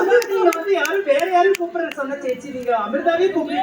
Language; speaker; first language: Tamil; native; Tamil